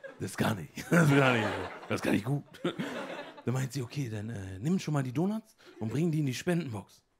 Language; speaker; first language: German; native; German